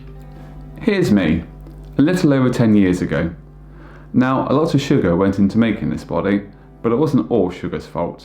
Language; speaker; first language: English; native; English